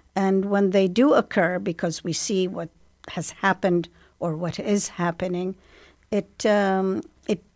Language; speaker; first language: English; non-native, fluent; Arabic